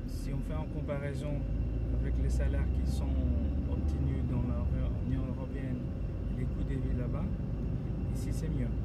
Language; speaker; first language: French; non-native, fluent; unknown